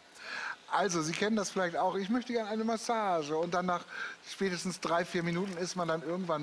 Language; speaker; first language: German; native; German